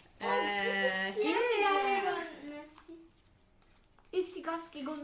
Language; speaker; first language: Finnish; non-native, learner; Norwegian